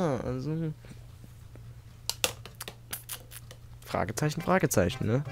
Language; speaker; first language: German; native; German